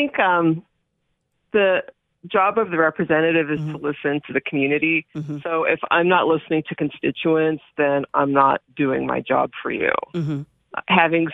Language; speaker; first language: English; early bilingual, other home language; Hebrew